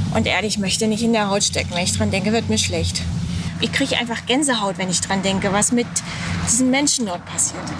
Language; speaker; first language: German; native; German